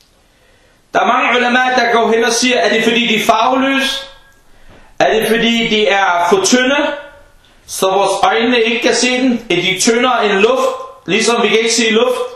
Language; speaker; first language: Danish; non-native, fluent; Arabic